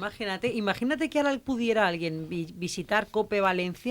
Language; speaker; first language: Spanish; native; Spanish